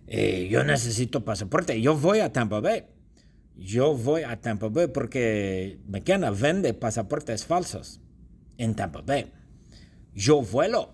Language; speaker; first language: Spanish; non-native, fluent; English